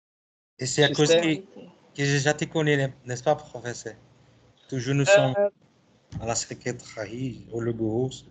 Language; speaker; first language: French; non-native, learner; Portuguese